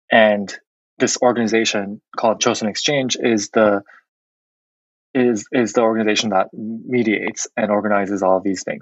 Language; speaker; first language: English; non-native, fluent; Korean